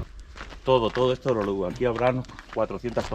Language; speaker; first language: Spanish; native; Spanish